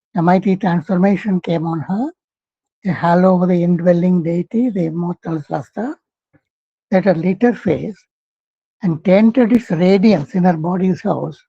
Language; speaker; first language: English; non-native, local second language; Tamil